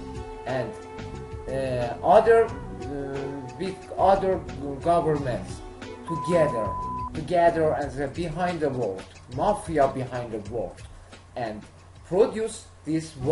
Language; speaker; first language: English; non-native, learner; Persian